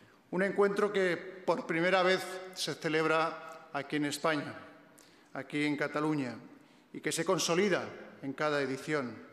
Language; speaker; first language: Spanish; native; Spanish